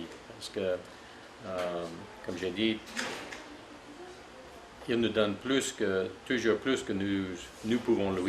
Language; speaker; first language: French; non-native, fluent; English